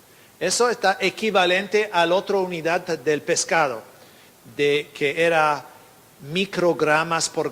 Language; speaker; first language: Spanish; non-native, fluent; English